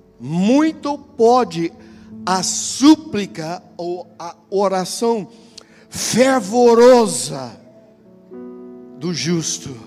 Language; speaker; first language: Portuguese; non-native, fluent; English